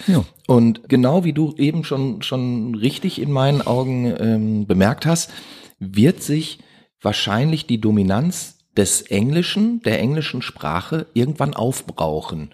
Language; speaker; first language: German; native; German